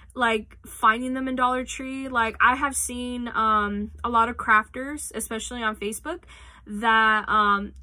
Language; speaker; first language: English; native; English